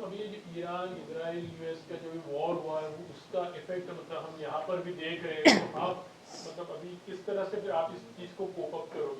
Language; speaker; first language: Hindi; native; Hindi